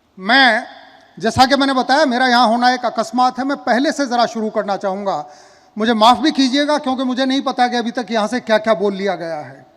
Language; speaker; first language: Hindi; native; Hindi